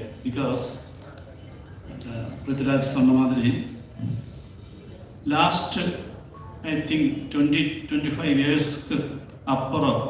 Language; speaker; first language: Tamil; non-native, learner; Malayalam